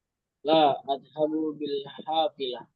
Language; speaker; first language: Arabic; non-native, learner; Indonesian